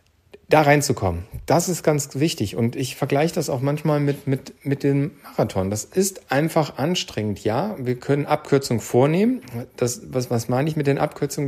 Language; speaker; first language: German; native; German